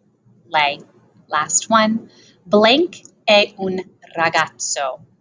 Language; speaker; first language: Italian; non-native, learner; English